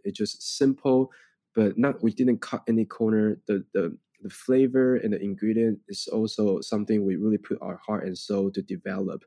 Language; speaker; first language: English; non-native, fluent; Chinese